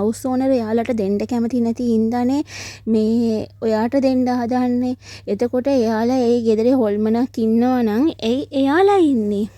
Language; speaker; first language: Sinhala; non-native, local second language; Tamil